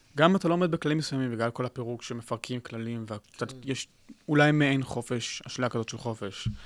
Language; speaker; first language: Hebrew; native; Hebrew